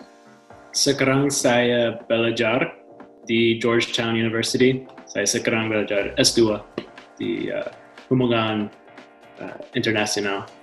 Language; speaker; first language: Indonesian; non-native, learner; English